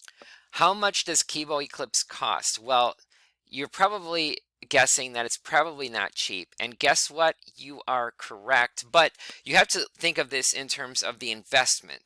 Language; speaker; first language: English; native; English